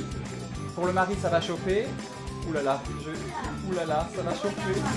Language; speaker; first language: French; native; French